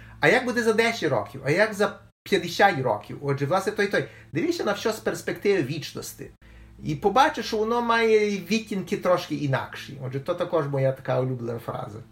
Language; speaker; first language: Ukrainian; early bilingual, heritage; Ukrainian